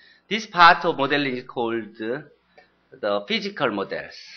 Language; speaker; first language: English; non-native, fluent; Korean